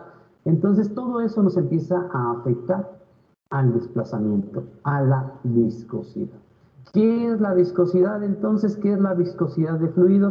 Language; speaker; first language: Spanish; native; Spanish